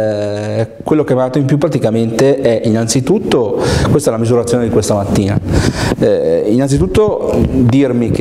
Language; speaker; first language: Italian; native; Italian